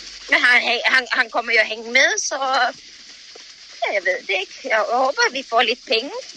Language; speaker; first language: Danish; non-native, fluent; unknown